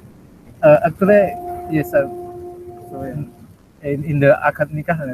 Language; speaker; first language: English; non-native, learner; Indonesian